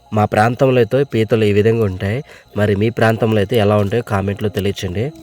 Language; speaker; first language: Telugu; non-native, local second language; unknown